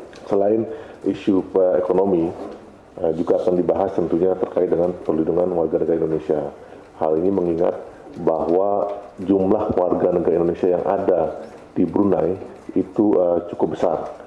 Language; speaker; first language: Indonesian; native; Indonesian